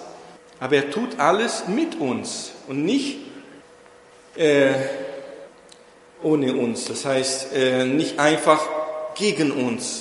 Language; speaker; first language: German; non-native, fluent; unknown